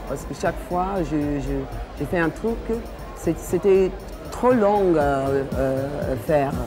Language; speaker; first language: French; non-native, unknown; English